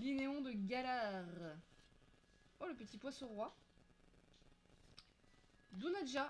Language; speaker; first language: French; native; French